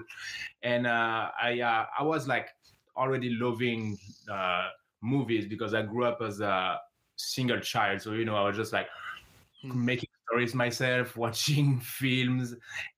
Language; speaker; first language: English; non-native, fluent; French